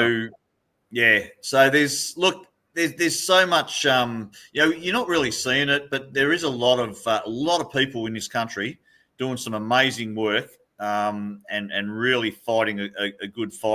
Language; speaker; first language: English; native; English